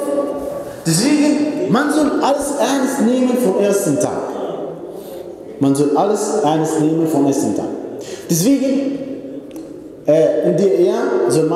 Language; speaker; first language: German; non-native, fluent; Arabic